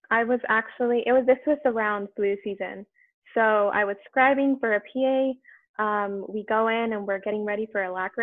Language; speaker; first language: English; native; English